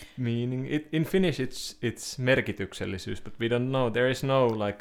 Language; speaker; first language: English; non-native, fluent; Finnish